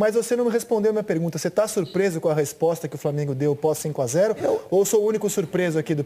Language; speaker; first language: Portuguese; native; Portuguese